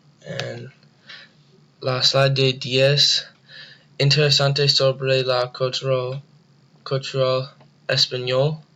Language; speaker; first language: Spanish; non-native, learner; English